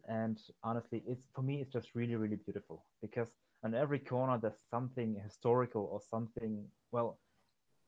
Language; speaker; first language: English; non-native, fluent; German